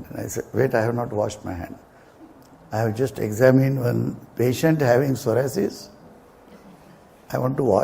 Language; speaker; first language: English; non-native, local second language; Marathi